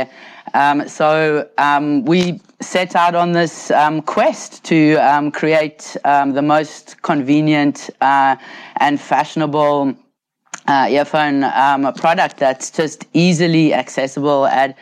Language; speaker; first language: English; native; English